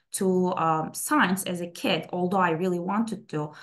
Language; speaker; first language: English; non-native, fluent; Turkish